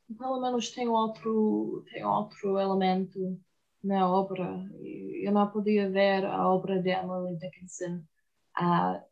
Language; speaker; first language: Portuguese; early bilingual, heritage; English